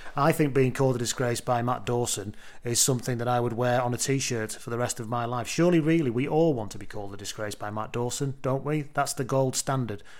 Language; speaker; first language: English; native; English